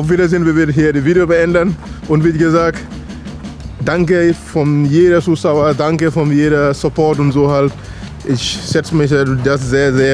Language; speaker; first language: German; non-native, learner; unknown